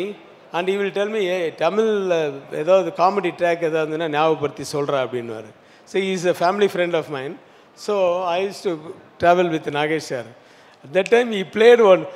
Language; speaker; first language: Telugu; non-native, learner; Tamil